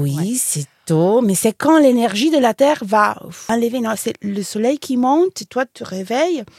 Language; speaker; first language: French; non-native, fluent; Italian